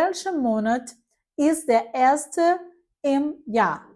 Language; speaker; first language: German; non-native, fluent; Portuguese